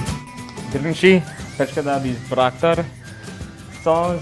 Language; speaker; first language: Kyrgyz; non-native, learner; English